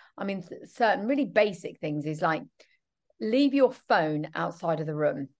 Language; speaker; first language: English; native; English